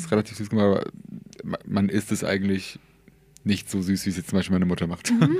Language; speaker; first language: German; early bilingual, other home language; Persian